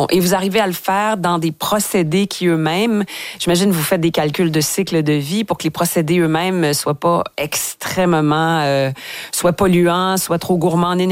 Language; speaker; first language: French; native; French